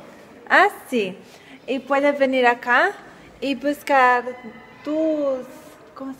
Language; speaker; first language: Spanish; non-native, fluent; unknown